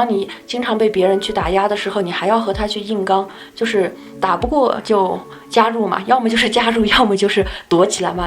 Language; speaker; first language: Chinese; native; Chinese